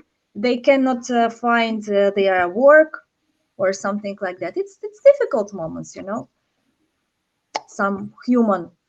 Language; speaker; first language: English; non-native, learner; Ukrainian